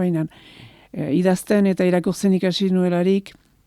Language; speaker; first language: Basque; native; Basque